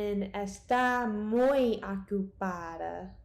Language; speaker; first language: Spanish; non-native, learner; English